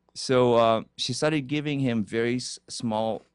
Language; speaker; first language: English; non-native, fluent; Korean